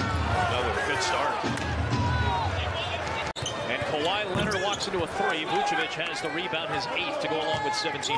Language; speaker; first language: English; native; English